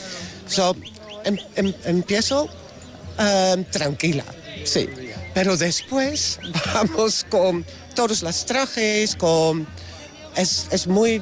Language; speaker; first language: Spanish; non-native, learner; Dutch